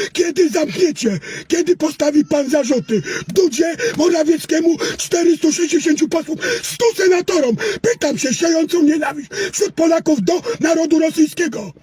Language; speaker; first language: Polish; native; Polish